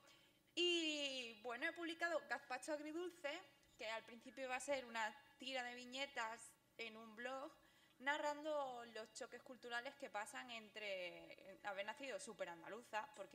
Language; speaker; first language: Spanish; early bilingual, other home language; Chinese